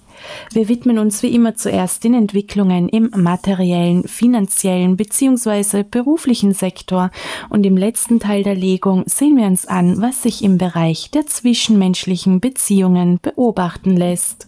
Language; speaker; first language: German; native; German